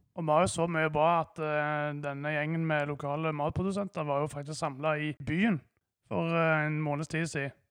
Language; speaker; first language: Norwegian; native; Norwegian